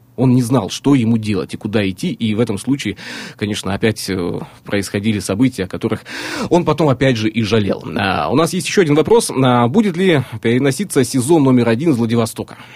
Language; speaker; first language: Russian; native; Russian